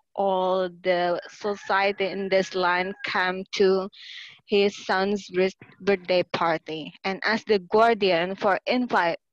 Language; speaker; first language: English; non-native, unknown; Indonesian